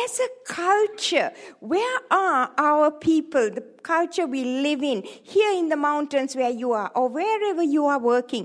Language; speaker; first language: English; non-native, local second language; Tamil